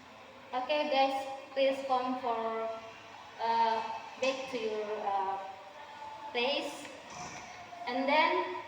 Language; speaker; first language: English; non-native, learner; Indonesian